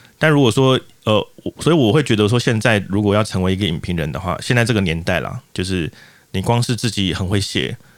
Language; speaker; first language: Chinese; native; Chinese